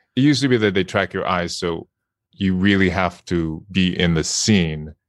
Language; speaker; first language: English; non-native, fluent; Japanese